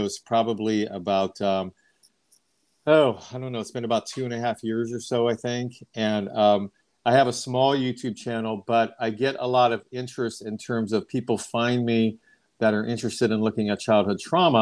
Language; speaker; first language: English; native; English